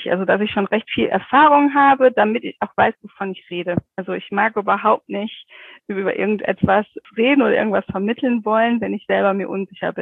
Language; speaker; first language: German; native; German